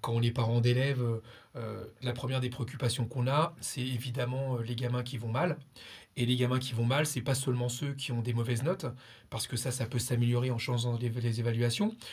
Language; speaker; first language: French; early bilingual, other home language; Spanish